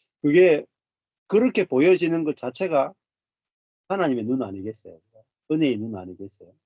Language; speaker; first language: Korean; native; Korean